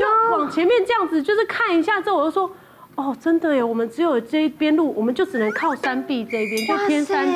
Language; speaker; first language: Chinese; native; Chinese